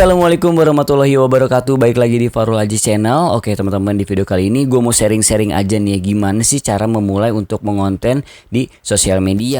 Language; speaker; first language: Indonesian; native; Indonesian